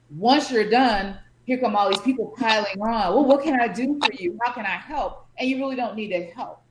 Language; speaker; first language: English; native; English